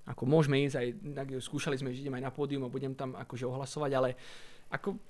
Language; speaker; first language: Slovak; native; Slovak